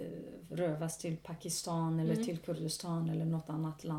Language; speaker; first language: Swedish; non-native, local second language; Kurdish